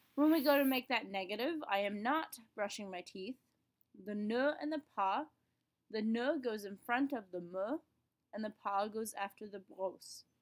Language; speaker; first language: English; native; English